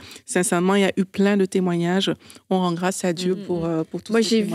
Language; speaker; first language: French; native; French